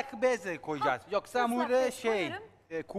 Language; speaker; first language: Turkish; non-native, learner; Italian